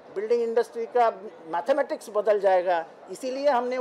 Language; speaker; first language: Hindi; non-native, local second language; Marathi